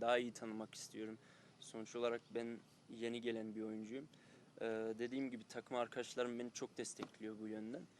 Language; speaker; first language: Turkish; early bilingual, heritage; Turkish